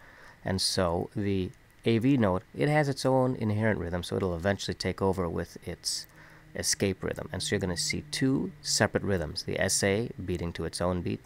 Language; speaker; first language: English; native; English